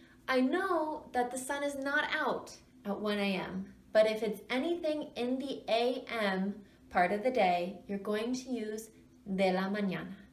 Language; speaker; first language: English; native; English